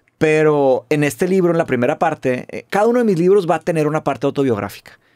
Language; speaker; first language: Spanish; native; Spanish